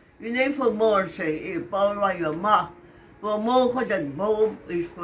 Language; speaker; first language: Dutch; non-native, local second language; Sranan Tongo